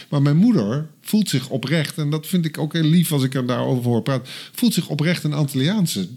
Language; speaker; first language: Dutch; native; Dutch